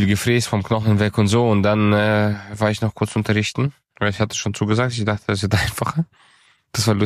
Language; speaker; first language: German; early bilingual, other home language; Romanian